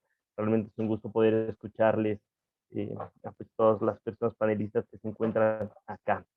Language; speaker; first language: Spanish; native; Spanish